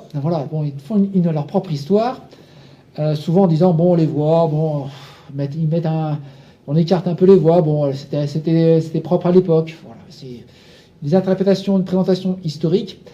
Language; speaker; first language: French; native; French